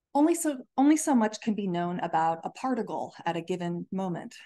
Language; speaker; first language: English; native; English